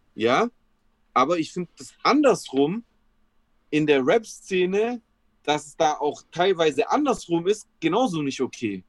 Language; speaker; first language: German; early bilingual, other home language; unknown